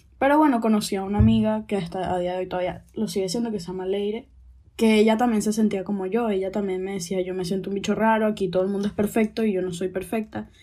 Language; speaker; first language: Spanish; native; Spanish